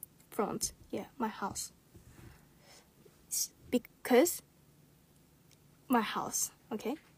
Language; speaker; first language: English; non-native, learner; Korean